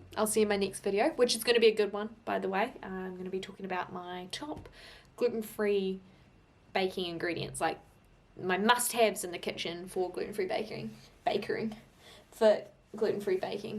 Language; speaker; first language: English; native; English